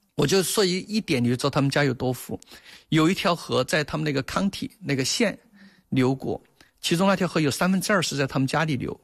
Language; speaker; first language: Chinese; native; Chinese